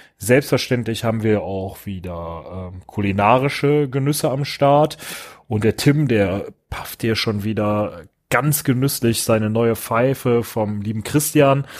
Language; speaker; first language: German; native; German